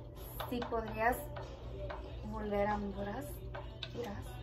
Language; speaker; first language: Spanish; early bilingual, heritage; Spanish